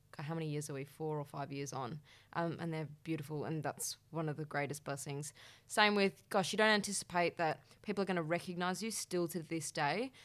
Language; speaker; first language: English; native; English